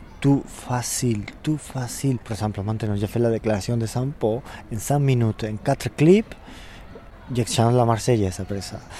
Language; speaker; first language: French; non-native, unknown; Spanish